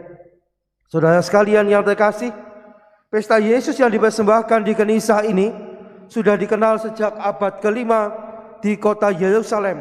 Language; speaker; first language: Indonesian; non-native, local second language; Javanese